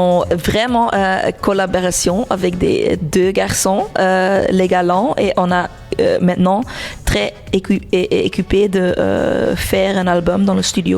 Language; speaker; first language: French; non-native, local second language; Dutch